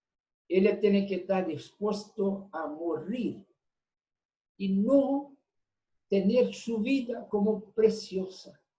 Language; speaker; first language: Spanish; non-native, fluent; Portuguese